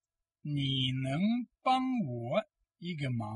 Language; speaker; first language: Chinese; non-native, learner; Russian